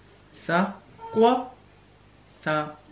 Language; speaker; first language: French; non-native, learner; Korean